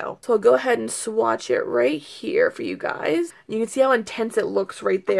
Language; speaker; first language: English; native; English